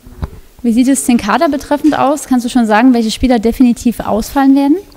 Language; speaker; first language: German; native; German